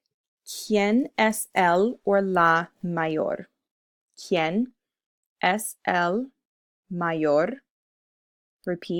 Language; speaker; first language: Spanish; non-native, fluent; English